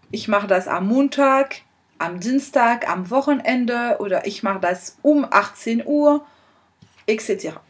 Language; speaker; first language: German; non-native, fluent; French